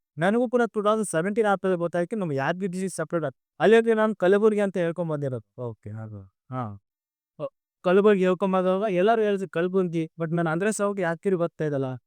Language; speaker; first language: Kannada; non-native, local second language; Lambadi